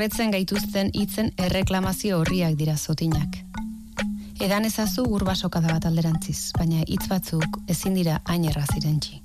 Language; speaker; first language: Basque; native; Basque